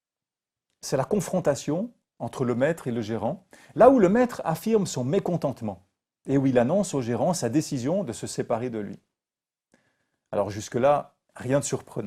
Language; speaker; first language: French; native; French